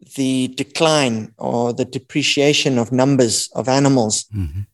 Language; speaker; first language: English; native; English